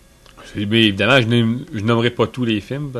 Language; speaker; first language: French; native; French